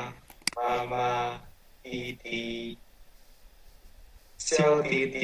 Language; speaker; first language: Chinese; non-native, learner; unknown